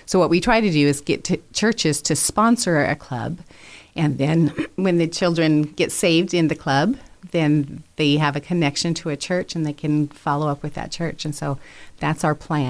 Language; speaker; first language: English; native; English